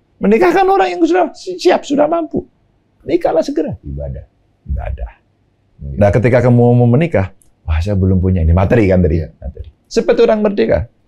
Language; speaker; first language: Indonesian; non-native, local second language; Javanese